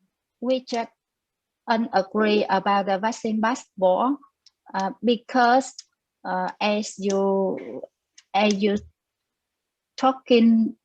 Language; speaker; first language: English; non-native, learner; Vietnamese